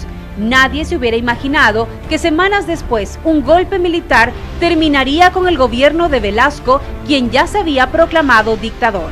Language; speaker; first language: Spanish; native; Spanish